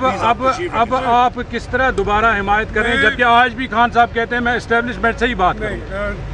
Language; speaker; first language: Urdu; native; Urdu